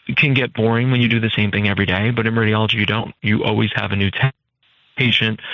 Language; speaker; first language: English; native; English